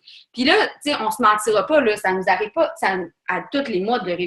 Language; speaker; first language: French; native; French